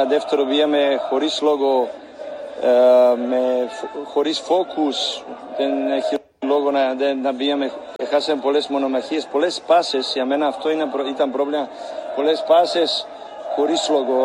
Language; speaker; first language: Greek; non-native, learner; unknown